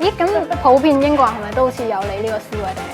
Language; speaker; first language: Cantonese; native; Cantonese